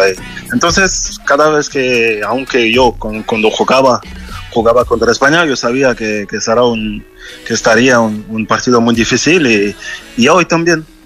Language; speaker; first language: Spanish; non-native, fluent; French